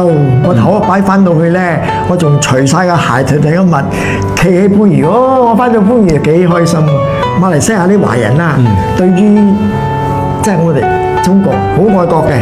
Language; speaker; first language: Cantonese; native; Cantonese